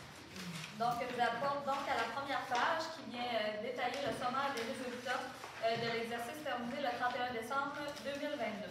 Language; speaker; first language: French; native; French